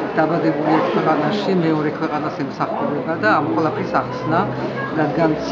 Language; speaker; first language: Georgian; early bilingual, heritage; Georgian